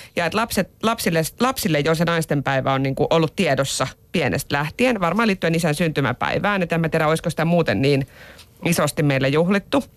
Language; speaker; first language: Finnish; native; Finnish